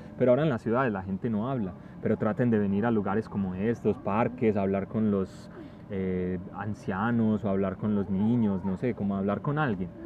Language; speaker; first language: Spanish; native; Spanish